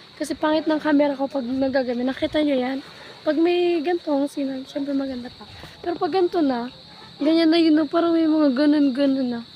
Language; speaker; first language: Filipino; non-native, local second language; Bikol